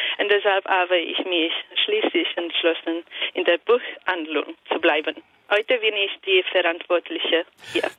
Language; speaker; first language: German; non-native, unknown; Italian